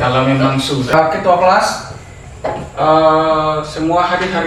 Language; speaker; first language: Indonesian; native; Indonesian